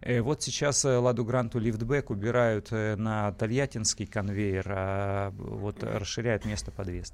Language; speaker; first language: Russian; native; Russian